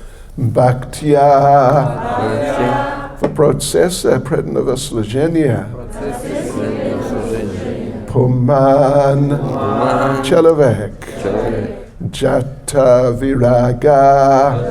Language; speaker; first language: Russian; non-native, learner; English